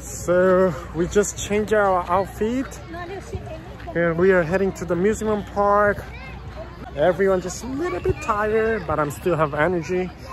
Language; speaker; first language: English; non-native, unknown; Korean